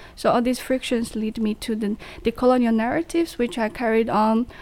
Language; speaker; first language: English; non-native, fluent; Chinese